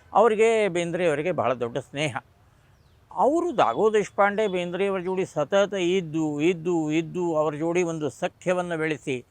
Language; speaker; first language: Kannada; non-native, local second language; Marathi